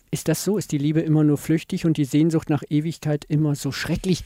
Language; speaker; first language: German; native; German